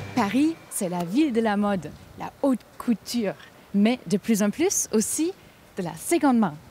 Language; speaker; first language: French; non-native, fluent; German